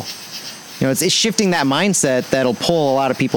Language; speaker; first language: English; native; English